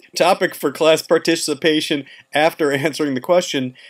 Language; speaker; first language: English; native; English